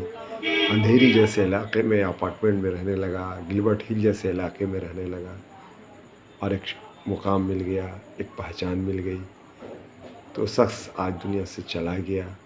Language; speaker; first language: Urdu; native; Urdu